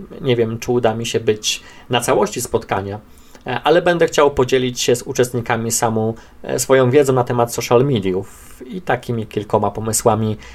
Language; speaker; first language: Polish; native; Polish